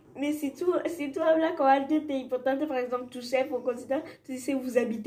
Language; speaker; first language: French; non-native, fluent; Spanish